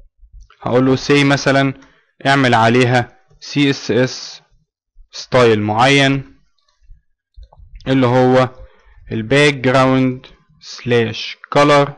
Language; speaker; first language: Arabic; native; Arabic